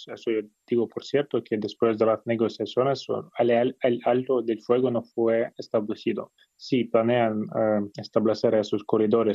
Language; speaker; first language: Spanish; non-native, fluent; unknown